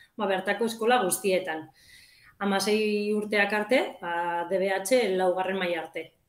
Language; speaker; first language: Basque; native; Basque